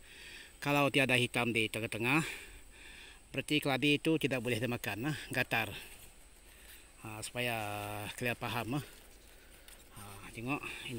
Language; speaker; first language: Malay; non-native, local second language; Iban